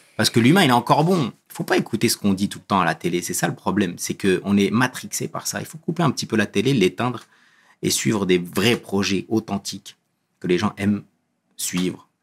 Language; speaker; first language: French; early bilingual, other home language; Kabyle